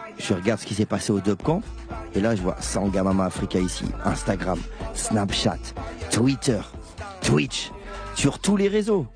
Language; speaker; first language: French; native; French